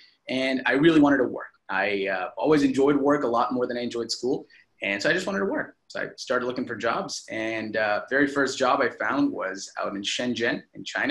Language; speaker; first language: English; non-native, local second language; Hindi